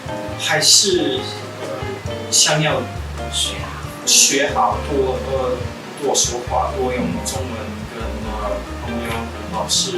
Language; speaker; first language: Chinese; non-native, learner; Russian